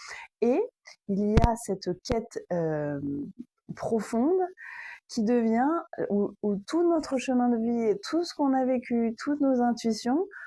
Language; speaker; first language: French; native; French